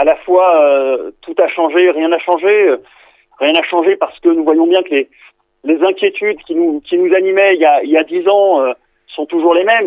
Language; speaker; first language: French; native; French